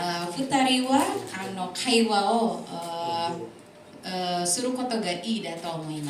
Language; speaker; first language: Japanese; non-native, fluent; Indonesian